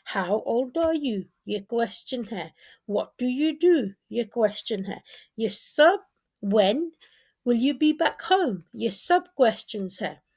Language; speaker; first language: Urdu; non-native, local second language; Punjabi